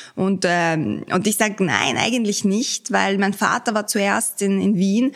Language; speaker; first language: German; early bilingual, other home language; Bosnian